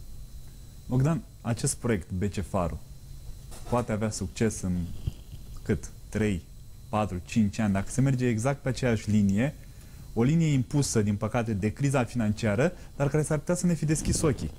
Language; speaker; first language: Romanian; native; Romanian